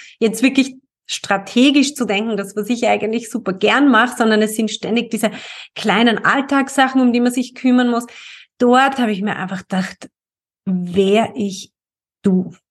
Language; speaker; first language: German; native; German